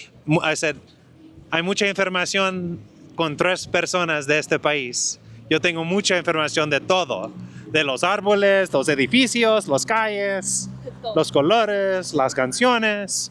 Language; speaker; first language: Spanish; non-native, learner; English